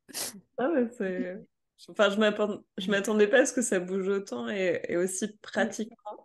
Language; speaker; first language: French; native; French